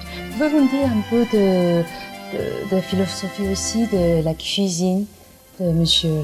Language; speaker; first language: French; non-native, learner; Chinese